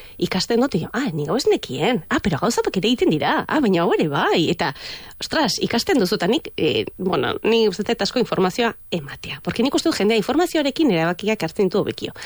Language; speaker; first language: Basque; non-native, local second language; Spanish